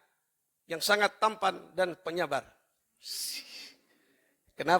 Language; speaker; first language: Indonesian; non-native, local second language; Madurese